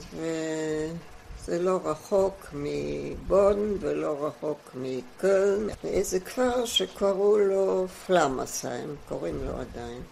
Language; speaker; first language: Hebrew; non-native, fluent; German